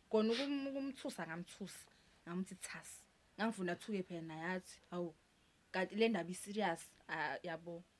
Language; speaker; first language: Zulu; native; Zulu